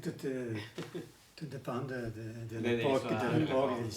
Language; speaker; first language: French; non-native, learner; Spanish